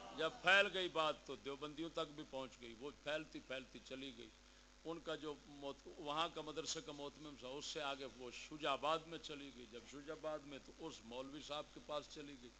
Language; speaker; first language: Urdu; native; Urdu